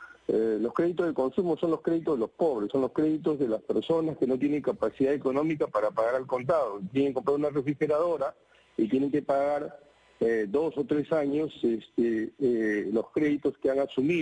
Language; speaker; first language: Spanish; native; Spanish